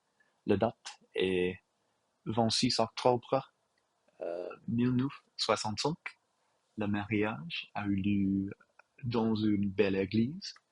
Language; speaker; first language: French; non-native, learner; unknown